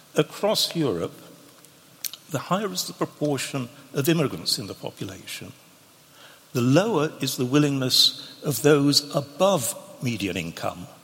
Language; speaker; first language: English; native; English